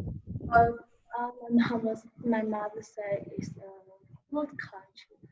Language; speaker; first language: English; non-native, learner; Vietnamese